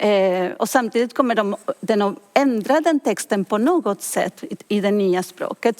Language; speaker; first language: Swedish; non-native, fluent; Spanish